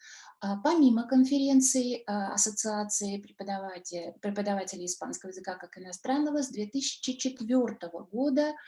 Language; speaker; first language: Russian; native; Russian